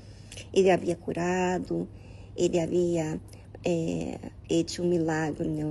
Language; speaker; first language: Portuguese; non-native, learner; Spanish